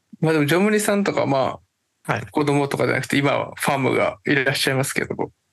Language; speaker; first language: Japanese; native; Japanese